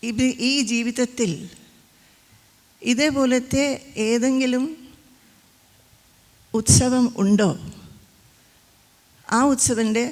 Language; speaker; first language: Malayalam; non-native, fluent; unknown